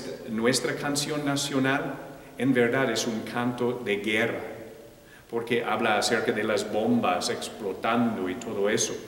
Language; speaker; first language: Spanish; non-native, fluent; English